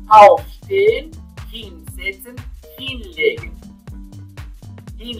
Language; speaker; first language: German; non-native, fluent; Spanish